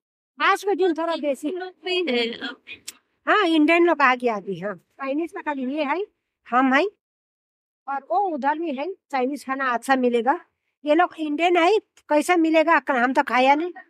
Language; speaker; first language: Hindi; non-native, local second language; Chinese